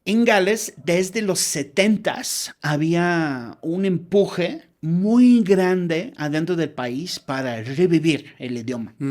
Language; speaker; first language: Spanish; non-native, fluent; English